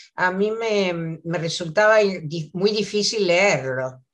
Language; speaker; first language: Spanish; native; Spanish